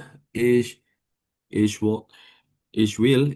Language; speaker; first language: German; non-native, learner; Indonesian